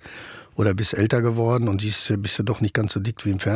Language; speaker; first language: German; native; German